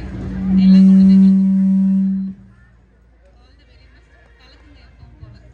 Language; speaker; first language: Tamil; native; Tamil